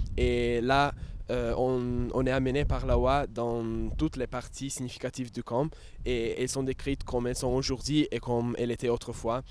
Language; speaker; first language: French; non-native, fluent; Italian